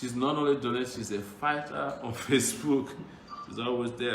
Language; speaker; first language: English; non-native, local second language; Yoruba